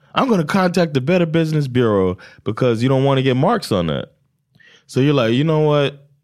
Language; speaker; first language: English; native; English